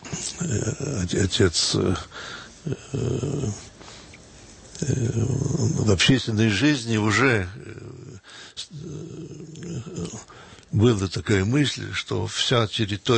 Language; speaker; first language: Russian; early bilingual, heritage; Russian